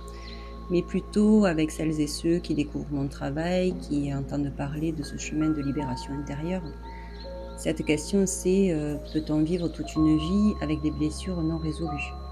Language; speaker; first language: French; native; French